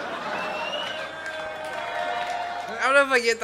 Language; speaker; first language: English; native; English